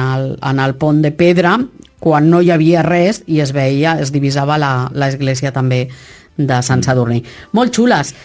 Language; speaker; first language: Catalan; native; Catalan